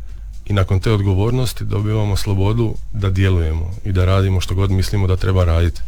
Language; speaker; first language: Serbian; native; Serbian